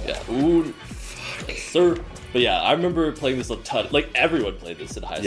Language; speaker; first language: English; native; English